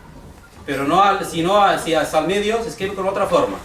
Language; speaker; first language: Spanish; non-native, fluent; Arabic